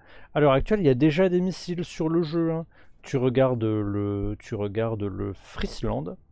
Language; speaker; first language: French; native; French